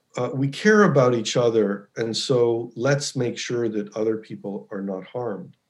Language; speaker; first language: English; native; English